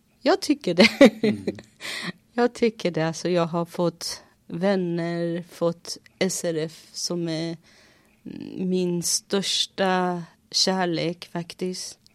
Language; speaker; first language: Swedish; non-native, fluent; Persian